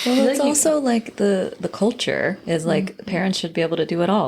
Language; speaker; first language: English; native; English